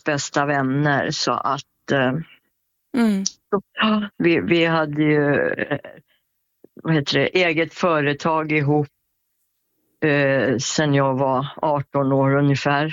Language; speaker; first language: Swedish; native; Swedish